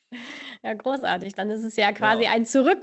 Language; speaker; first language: German; native; German